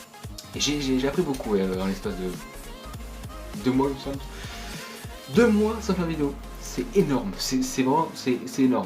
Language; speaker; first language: French; native; French